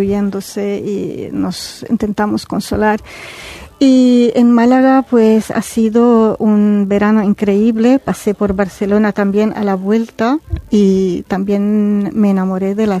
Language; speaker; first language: Spanish; non-native, fluent; Arabic